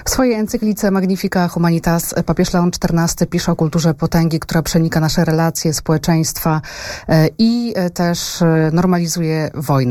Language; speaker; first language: Polish; native; Polish